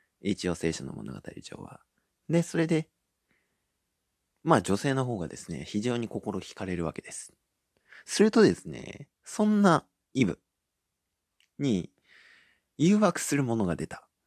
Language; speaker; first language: Japanese; native; Japanese